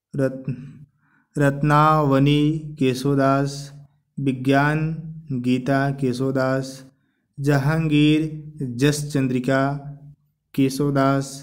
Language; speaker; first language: Hindi; native; Hindi